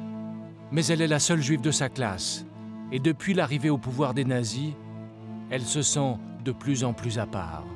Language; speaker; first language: French; native; French